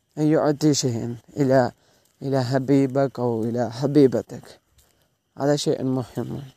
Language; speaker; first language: Arabic; non-native, learner; Malayalam